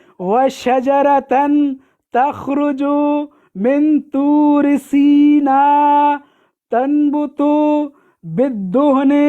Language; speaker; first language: Urdu; native; Urdu